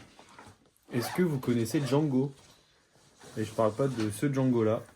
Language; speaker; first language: French; native; French